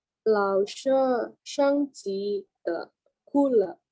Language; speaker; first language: Chinese; non-native, learner; Indonesian